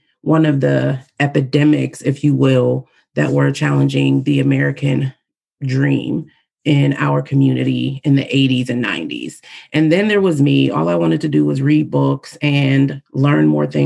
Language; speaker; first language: English; native; English